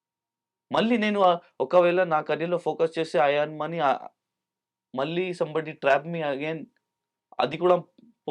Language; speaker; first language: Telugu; non-native, local second language; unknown